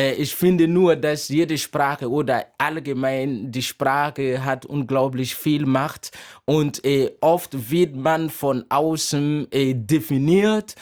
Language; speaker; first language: German; non-native, fluent; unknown